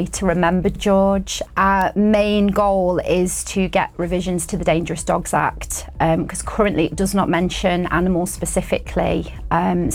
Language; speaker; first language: English; native; English